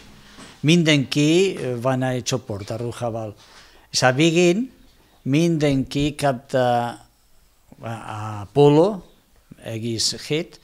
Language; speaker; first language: Hungarian; non-native, learner; Spanish